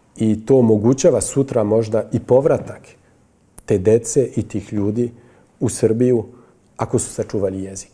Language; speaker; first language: Bosnian; non-native, fluent; French